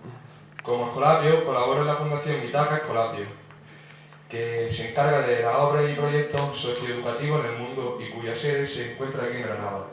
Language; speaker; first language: Spanish; native; Spanish